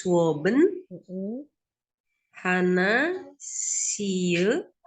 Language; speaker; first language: Korean; non-native, learner; Indonesian